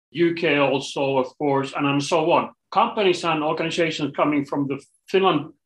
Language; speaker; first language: English; non-native, fluent; Finnish